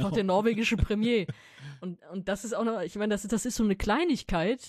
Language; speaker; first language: German; native; German